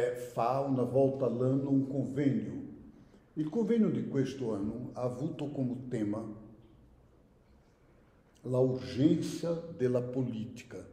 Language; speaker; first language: Italian; non-native, fluent; Portuguese